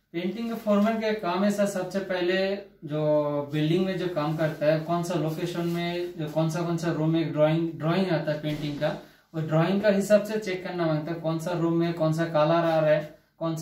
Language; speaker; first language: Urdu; non-native, local second language; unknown